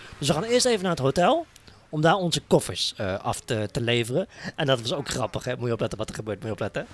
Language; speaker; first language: Dutch; native; Dutch